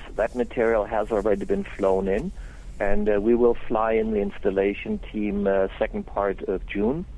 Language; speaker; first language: English; non-native, fluent; German